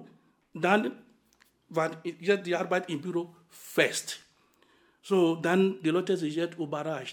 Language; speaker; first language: German; non-native, fluent; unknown